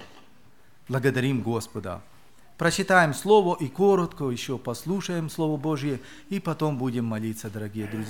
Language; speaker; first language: Russian; non-native, local second language; Romany